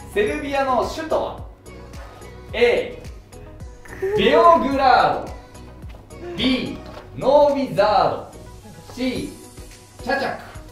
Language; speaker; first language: Japanese; native; Japanese